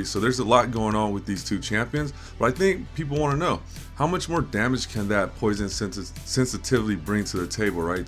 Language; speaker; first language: English; native; English